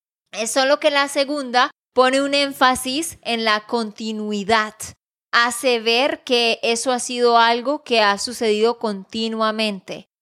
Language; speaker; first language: Spanish; native; Spanish